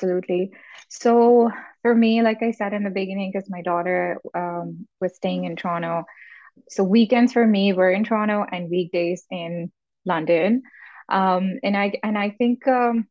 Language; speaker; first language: English; non-native, local second language; Urdu